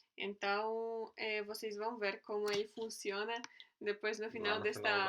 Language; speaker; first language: Portuguese; non-native, fluent; Polish